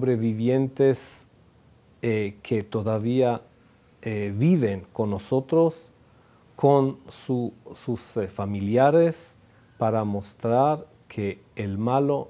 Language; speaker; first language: Spanish; non-native, fluent; Hebrew